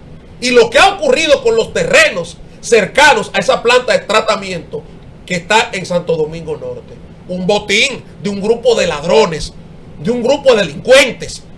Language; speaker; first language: Spanish; native; Spanish